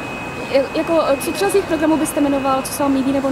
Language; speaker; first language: Czech; native; Czech